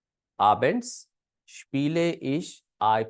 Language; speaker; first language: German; non-native, fluent; Urdu